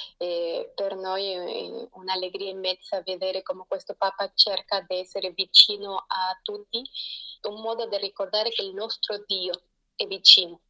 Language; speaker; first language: Italian; non-native, learner; Spanish